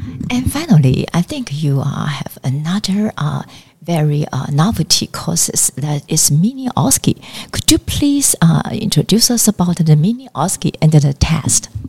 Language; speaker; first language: English; non-native, learner; Chinese